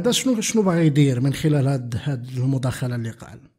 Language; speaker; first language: Arabic; native; Arabic